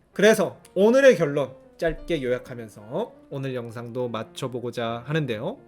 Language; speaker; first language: Korean; native; Korean